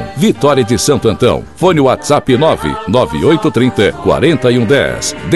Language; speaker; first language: Portuguese; native; Portuguese